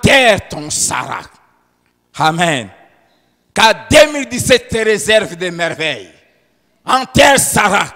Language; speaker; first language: French; non-native, local second language; Lingala